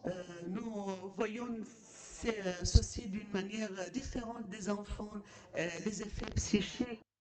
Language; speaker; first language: French; non-native, fluent; Arabic